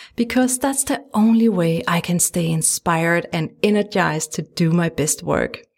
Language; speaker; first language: English; non-native, fluent; Danish